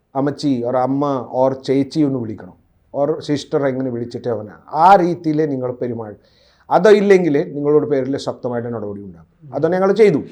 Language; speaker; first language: Malayalam; non-native, local second language; Odia